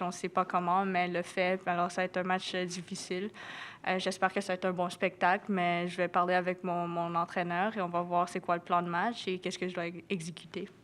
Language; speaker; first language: French; non-native, local second language; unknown